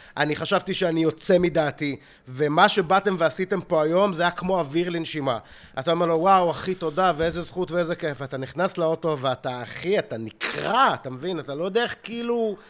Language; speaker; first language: Hebrew; native; Hebrew